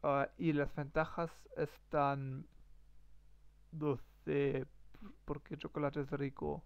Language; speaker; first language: Spanish; non-native, learner; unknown